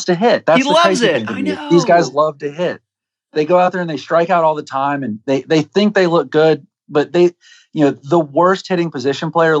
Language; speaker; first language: English; native; English